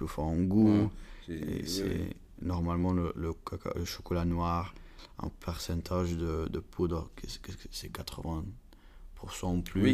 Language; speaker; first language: French; non-native, learner; Dutch